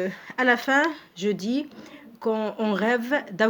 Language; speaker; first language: French; non-native, fluent; Arabic